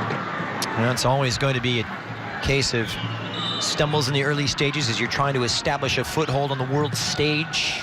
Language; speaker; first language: English; native; English